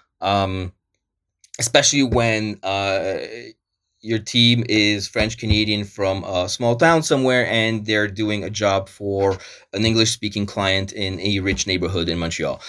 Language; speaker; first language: English; early bilingual, other home language; Polish